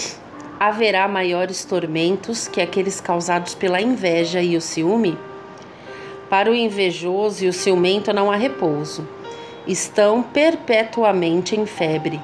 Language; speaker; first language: Portuguese; native; Portuguese